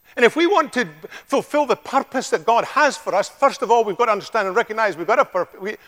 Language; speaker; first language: English; native; English